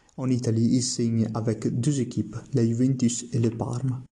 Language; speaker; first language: French; non-native, learner; Italian